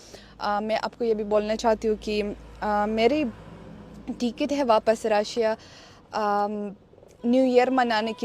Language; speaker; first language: Hindi; non-native, learner; Russian